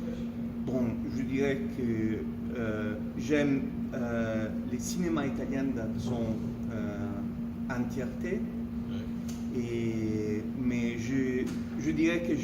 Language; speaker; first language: French; non-native, fluent; Italian